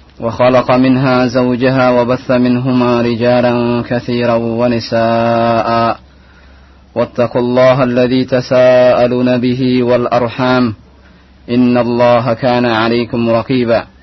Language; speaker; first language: Arabic; non-native, fluent; Indonesian